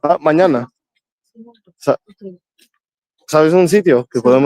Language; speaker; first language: Spanish; non-native, learner; English